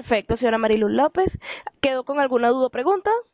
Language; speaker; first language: Spanish; native; Spanish